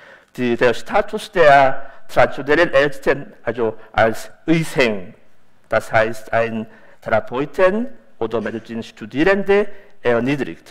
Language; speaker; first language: German; non-native, fluent; Korean